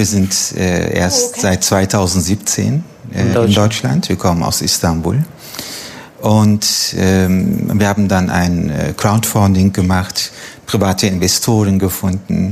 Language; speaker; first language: German; non-native, fluent; Turkish